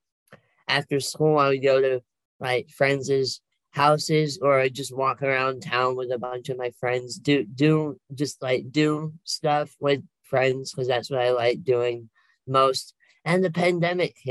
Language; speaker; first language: English; native; English